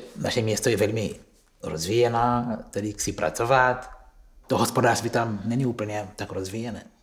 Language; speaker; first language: Czech; non-native, fluent; Kongo